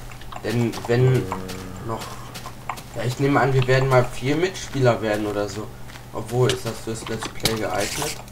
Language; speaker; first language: German; native; German